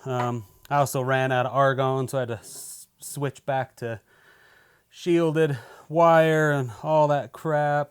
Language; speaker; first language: English; native; English